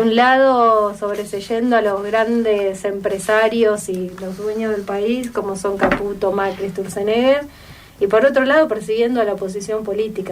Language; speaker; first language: Spanish; native; Spanish